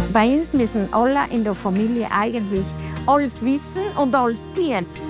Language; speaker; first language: German; native; German